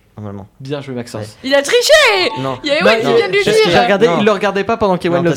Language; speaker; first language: French; native; French